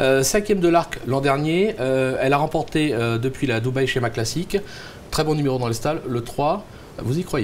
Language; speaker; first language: French; native; French